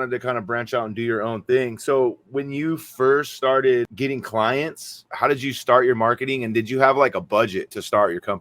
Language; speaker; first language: English; native; English